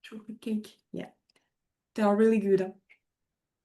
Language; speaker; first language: English; non-native, fluent; French